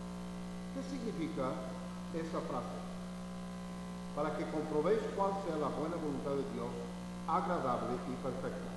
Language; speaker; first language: Spanish; non-native, fluent; English